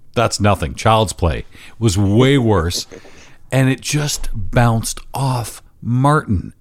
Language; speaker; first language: English; native; English